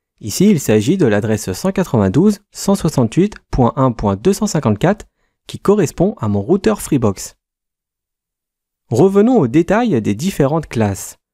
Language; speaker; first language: French; native; French